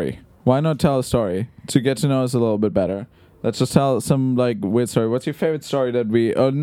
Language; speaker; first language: English; non-native, fluent; German